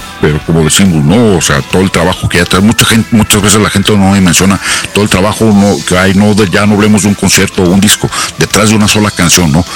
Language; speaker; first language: Spanish; native; Spanish